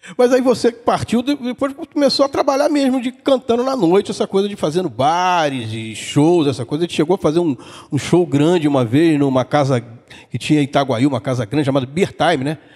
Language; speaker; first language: Portuguese; native; Portuguese